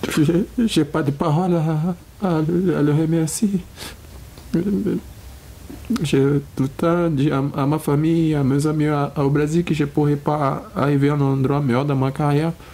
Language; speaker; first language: French; non-native, fluent; Portuguese